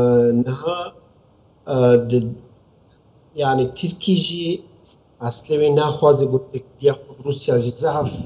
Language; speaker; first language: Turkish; non-native, local second language; Kurdish